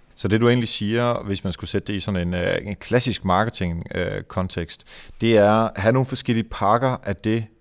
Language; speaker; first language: Danish; native; Danish